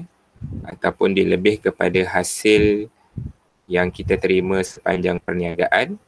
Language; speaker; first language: Malay; native; Malay